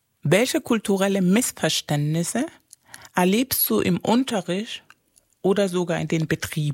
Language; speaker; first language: German; non-native, fluent; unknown